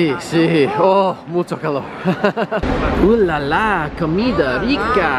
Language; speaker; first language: Spanish; non-native, learner; English